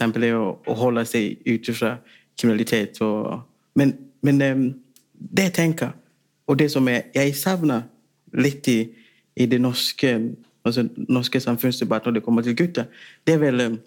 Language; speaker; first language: Norwegian; non-native, fluent; Swahili